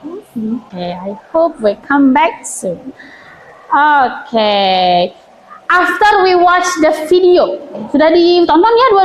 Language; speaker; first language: English; non-native, fluent; Indonesian